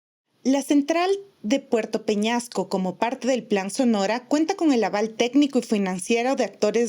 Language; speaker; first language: Spanish; native; Spanish